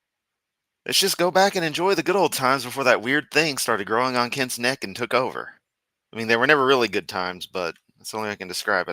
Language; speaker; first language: English; native; English